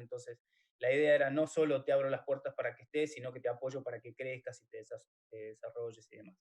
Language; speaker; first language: Spanish; native; Spanish